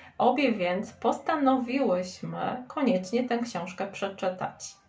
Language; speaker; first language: Polish; native; Polish